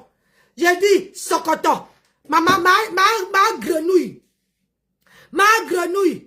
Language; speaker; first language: French; non-native, local second language; Lingala